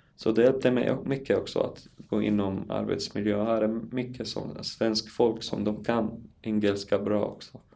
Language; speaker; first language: Swedish; non-native, learner; Arabic